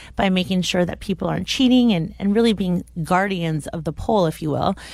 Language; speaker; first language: English; native; English